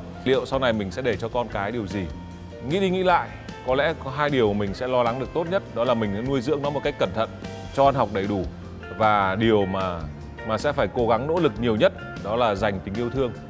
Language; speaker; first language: Vietnamese; native; Vietnamese